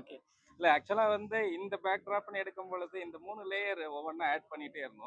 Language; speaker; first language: Tamil; native; Tamil